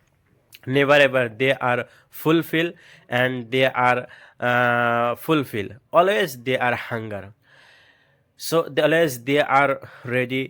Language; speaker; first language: English; non-native, learner; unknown